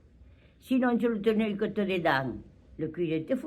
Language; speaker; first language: French; native; French